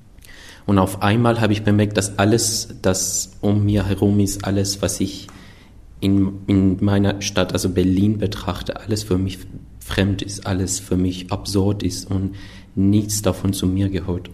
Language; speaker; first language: German; non-native, fluent; Persian